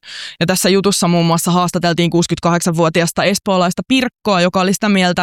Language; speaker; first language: Finnish; native; Finnish